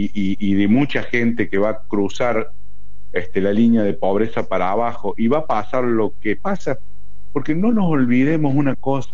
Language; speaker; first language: Spanish; native; Spanish